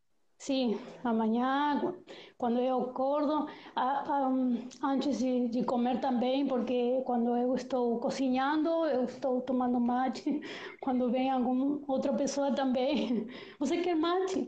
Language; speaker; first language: Portuguese; non-native, learner; Spanish